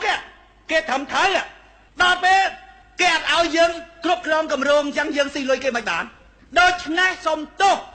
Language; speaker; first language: Khmer; native; Khmer